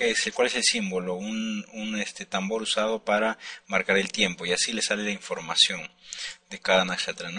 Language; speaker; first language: Spanish; native; Spanish